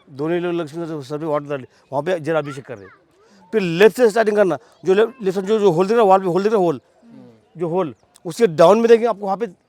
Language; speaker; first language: Hindi; non-native, local second language; Marathi